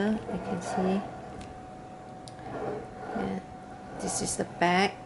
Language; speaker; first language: English; non-native, learner; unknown